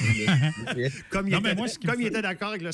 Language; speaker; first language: French; native; French